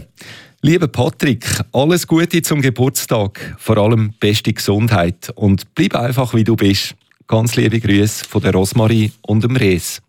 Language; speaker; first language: German; native; German